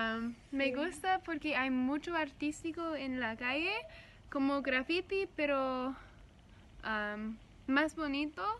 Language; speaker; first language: Spanish; non-native, learner; English